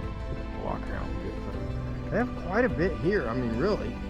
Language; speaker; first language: English; native; English